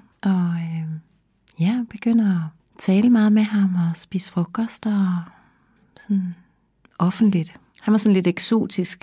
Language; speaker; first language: Danish; native; Danish